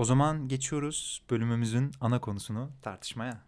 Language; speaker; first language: Turkish; native; Turkish